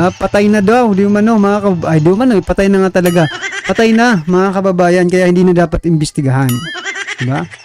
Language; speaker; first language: Filipino; native; Filipino